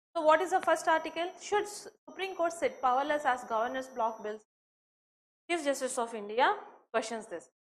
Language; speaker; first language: English; non-native, local second language; Telugu